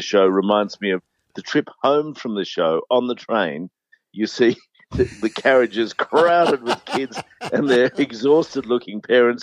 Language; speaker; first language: English; native; English